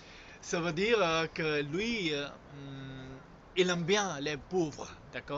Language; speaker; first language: French; non-native, fluent; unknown